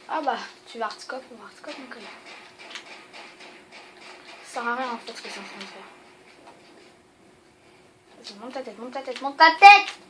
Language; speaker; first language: French; native; French